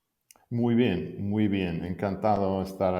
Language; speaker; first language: Spanish; non-native, fluent; English